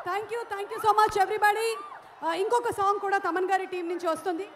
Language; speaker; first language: Telugu; native; Telugu